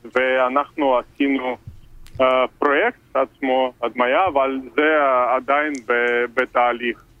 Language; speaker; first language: Hebrew; non-native, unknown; Russian